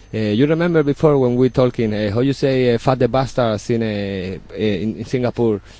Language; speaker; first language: English; non-native, learner; Spanish